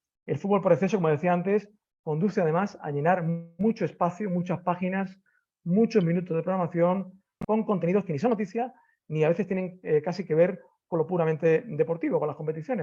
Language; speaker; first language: Spanish; native; Spanish